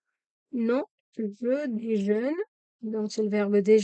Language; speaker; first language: French; non-native, fluent; Tamil